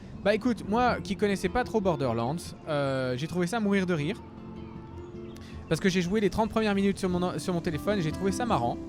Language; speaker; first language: French; native; French